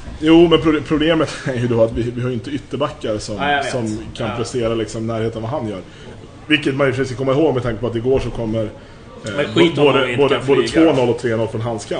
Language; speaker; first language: Swedish; native; Swedish